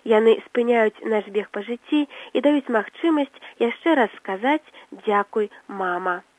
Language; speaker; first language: Belarusian; native; Belarusian